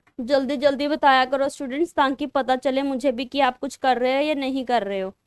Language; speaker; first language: Hindi; non-native, local second language; Punjabi